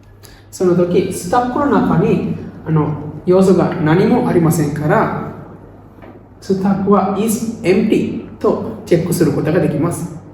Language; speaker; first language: Japanese; non-native, learner; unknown